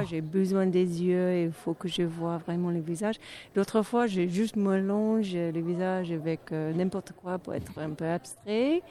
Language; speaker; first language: French; non-native, fluent; English